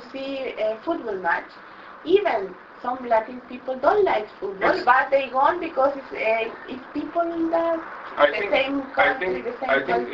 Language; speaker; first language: English; non-native, local second language; Spanish